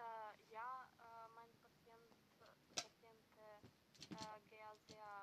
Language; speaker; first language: German; non-native, learner; Macedonian